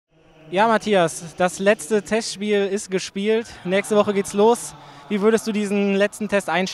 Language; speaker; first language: German; native; German